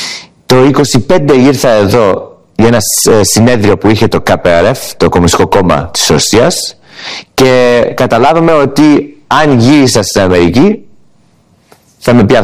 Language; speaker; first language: Greek; early bilingual, heritage; English